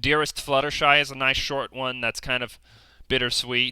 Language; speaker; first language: English; native; English